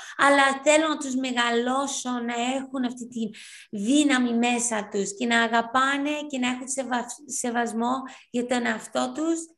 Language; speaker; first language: Greek; early bilingual, heritage; Greek